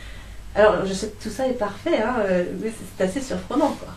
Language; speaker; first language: French; native; French